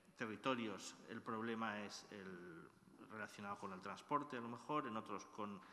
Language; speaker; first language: Spanish; native; Spanish